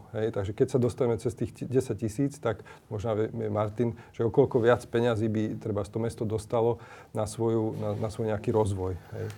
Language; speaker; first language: Slovak; native; Slovak